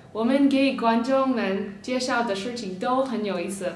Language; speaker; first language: Chinese; non-native, learner; English